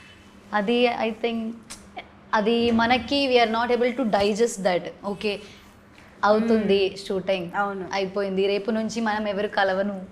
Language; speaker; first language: Telugu; non-native, learner; Malayalam